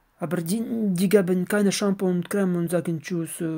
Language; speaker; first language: German; non-native, learner; Russian